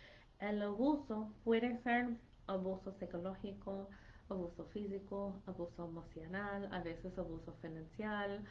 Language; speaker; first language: Spanish; non-native, fluent; English